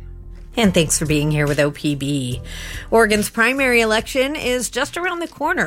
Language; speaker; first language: English; native; English